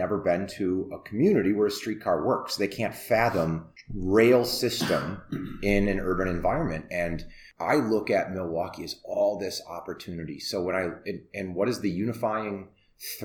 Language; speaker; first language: English; native; English